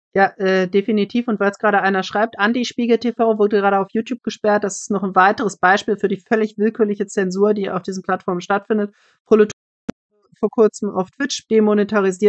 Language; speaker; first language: German; native; German